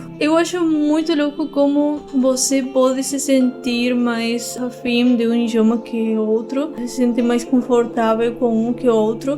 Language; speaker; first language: Portuguese; non-native, fluent; Spanish